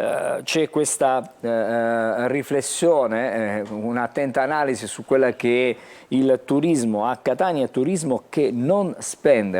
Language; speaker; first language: Italian; native; Italian